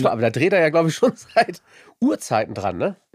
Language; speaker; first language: German; native; German